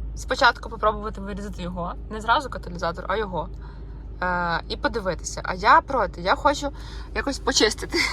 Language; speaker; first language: Ukrainian; non-native, local second language; Russian